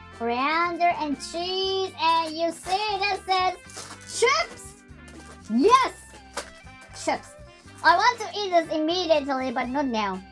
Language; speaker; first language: English; non-native, learner; Japanese